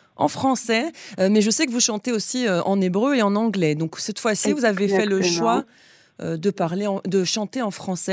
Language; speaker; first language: French; native; French